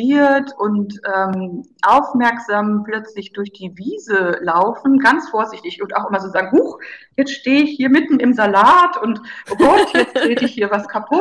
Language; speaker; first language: German; native; German